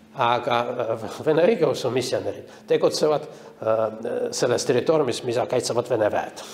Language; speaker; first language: Estonian; non-native, local second language; Russian